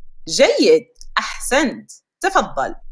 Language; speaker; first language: Arabic; non-native, fluent; French